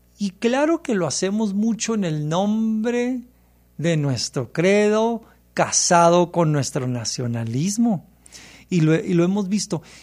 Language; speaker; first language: Spanish; early bilingual, heritage; Spanish